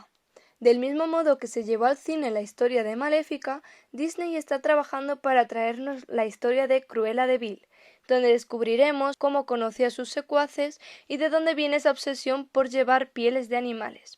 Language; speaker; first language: Spanish; native; Spanish